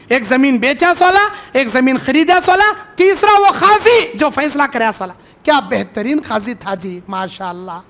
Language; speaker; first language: Hindi; native; Hindi